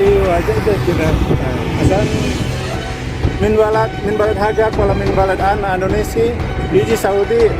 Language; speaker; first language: Arabic; non-native, learner; Indonesian